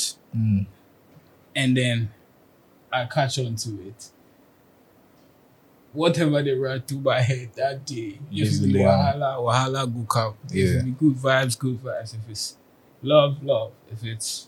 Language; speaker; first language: English; non-native, local second language; Akan